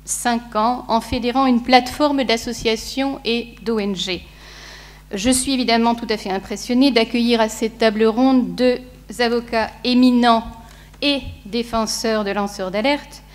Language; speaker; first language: French; native; French